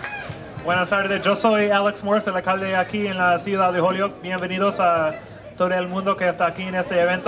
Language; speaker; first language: Spanish; non-native, fluent; English